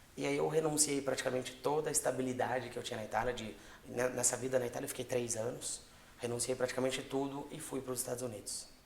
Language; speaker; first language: Portuguese; native; Portuguese